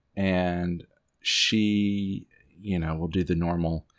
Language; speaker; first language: English; native; English